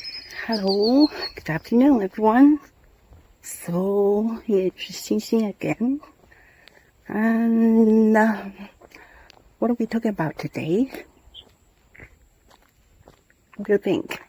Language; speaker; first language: English; non-native, learner; Chinese